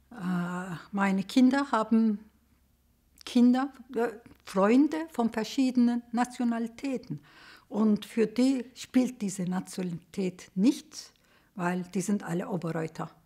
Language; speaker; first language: German; non-native, fluent; Romanian